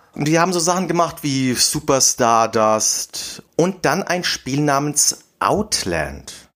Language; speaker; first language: German; native; German